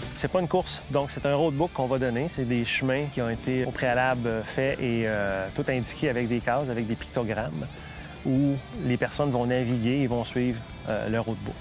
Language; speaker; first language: French; native; French